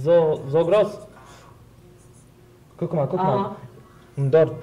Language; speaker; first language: German; non-native, learner; Slovak